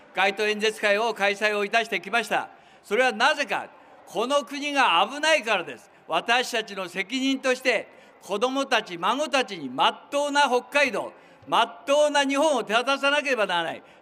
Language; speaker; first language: Japanese; native; Japanese